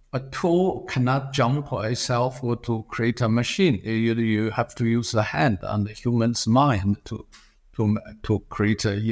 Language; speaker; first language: English; non-native, fluent; Chinese